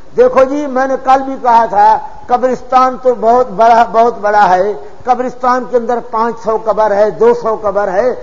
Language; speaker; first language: Urdu; non-native, local second language; Punjabi